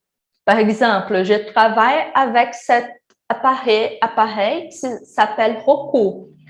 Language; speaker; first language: French; non-native, learner; Portuguese